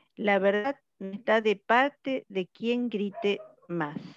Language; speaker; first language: Spanish; native; Spanish